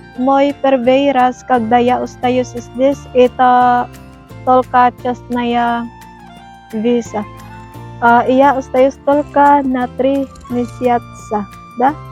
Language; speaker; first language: Russian; non-native, learner; Waray